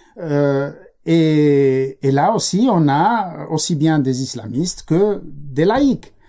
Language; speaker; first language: French; non-native, local second language; Arabic